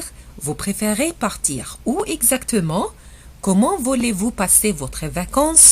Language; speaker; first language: French; non-native, fluent; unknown